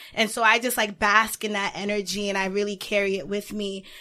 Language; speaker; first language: English; native; English